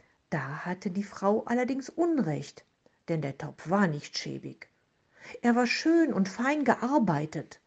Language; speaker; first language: German; native; German